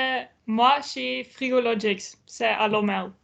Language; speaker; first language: French; non-native, local second language; Dutch